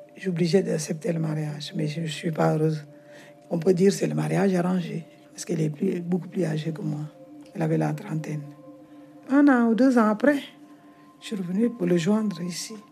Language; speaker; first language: French; non-native, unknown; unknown